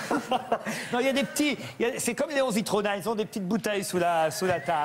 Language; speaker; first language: French; native; French